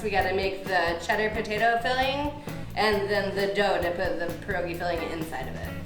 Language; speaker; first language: English; native; English